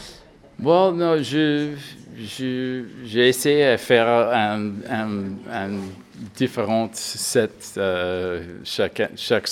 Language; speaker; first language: French; non-native, learner; English